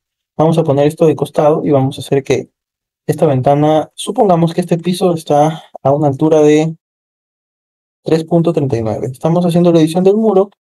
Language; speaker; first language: Spanish; native; Spanish